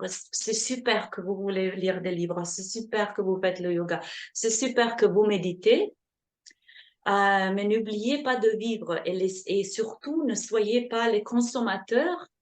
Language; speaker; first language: French; non-native, fluent; Slovenian